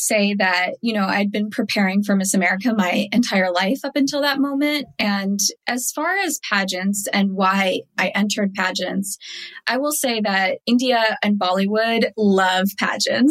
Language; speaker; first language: English; early bilingual, other home language; Telugu